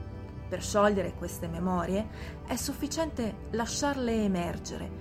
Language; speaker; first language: Italian; native; Italian